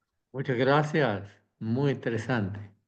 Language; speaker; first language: Spanish; non-native, fluent; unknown